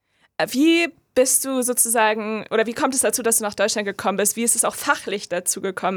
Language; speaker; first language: German; native; German